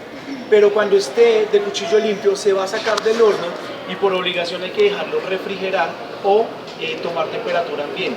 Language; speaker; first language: Spanish; native; Spanish